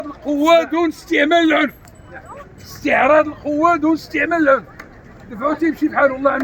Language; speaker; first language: Arabic; native; Arabic